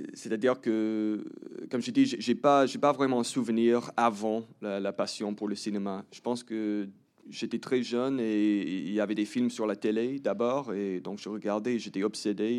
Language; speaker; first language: French; early bilingual, heritage; English